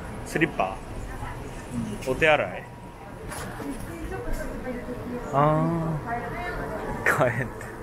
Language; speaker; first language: Japanese; native; Japanese